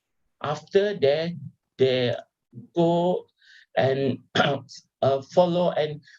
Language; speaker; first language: English; non-native, local second language; Malay